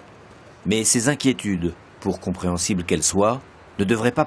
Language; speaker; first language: French; native; French